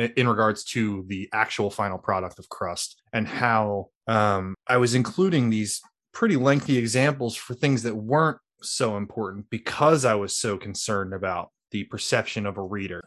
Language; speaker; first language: English; native; English